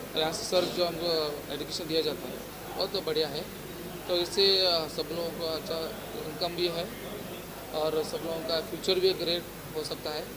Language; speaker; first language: Hindi; non-native, local second language; Kannada